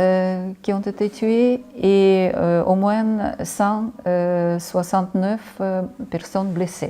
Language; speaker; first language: French; non-native, fluent; Ukrainian